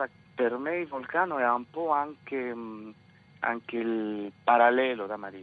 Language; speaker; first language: Italian; non-native, fluent; Spanish